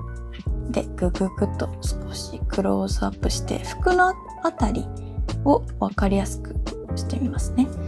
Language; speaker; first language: Japanese; native; Japanese